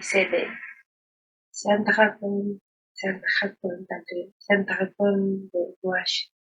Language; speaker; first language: French; non-native, learner; Spanish